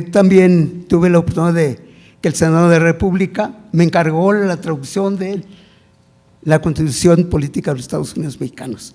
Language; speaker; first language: Spanish; non-native, local second language; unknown